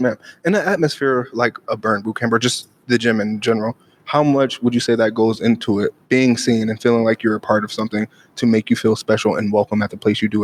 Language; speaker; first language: English; native; English